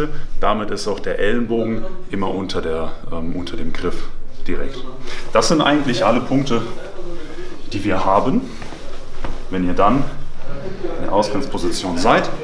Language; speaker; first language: German; native; German